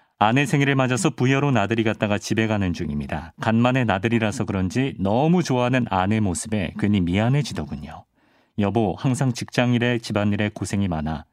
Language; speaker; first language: Korean; native; Korean